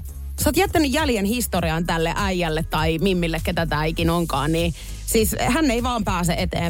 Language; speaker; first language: Finnish; native; Finnish